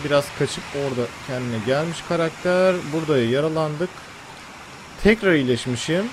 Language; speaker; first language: Turkish; native; Turkish